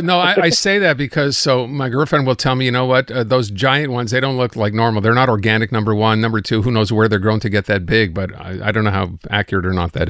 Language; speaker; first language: English; native; English